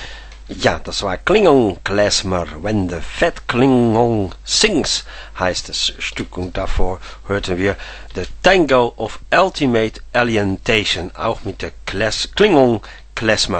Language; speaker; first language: German; non-native, fluent; Dutch